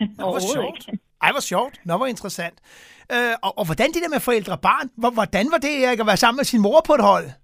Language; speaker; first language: Danish; native; Danish